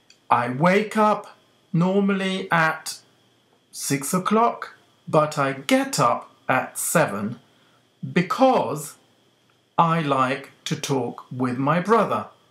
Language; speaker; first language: English; native; English